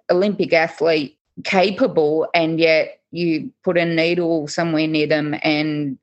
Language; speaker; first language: English; native; English